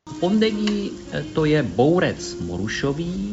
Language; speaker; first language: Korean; non-native, learner; Czech